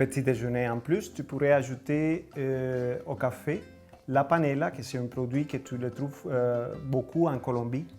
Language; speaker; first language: French; non-native, fluent; Spanish